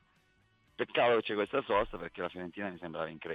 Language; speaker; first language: Italian; native; Italian